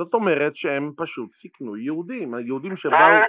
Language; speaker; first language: Hebrew; native; Hebrew